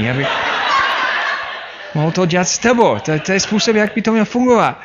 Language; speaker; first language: Czech; non-native, fluent; English